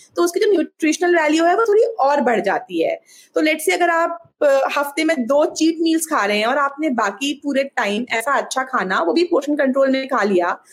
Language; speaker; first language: Hindi; native; Hindi